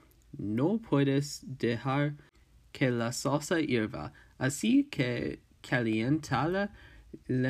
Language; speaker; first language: Spanish; non-native, learner; English